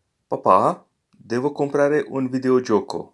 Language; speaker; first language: Italian; non-native, fluent; English